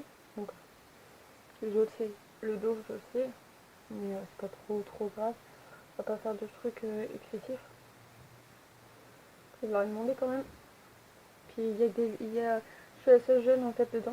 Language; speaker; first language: French; native; French